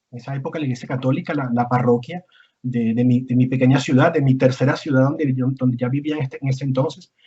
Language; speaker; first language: Spanish; native; Spanish